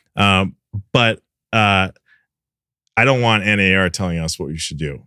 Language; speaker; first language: English; native; English